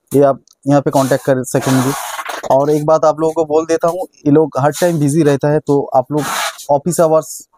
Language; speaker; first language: Hindi; non-native, local second language; Bangla